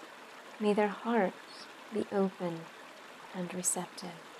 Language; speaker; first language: English; native; English